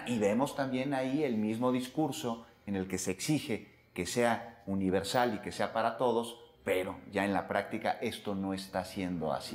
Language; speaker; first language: Spanish; native; Spanish